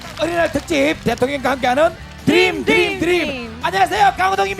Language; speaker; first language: Korean; native; Korean